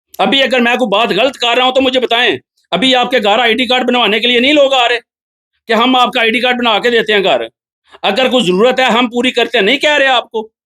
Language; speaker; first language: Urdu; non-native, local second language; Punjabi